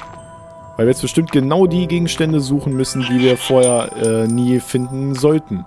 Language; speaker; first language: German; native; German